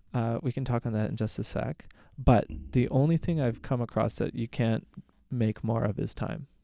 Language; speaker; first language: English; native; English